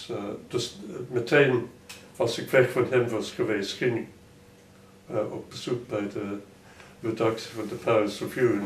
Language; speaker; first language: Dutch; non-native, fluent; English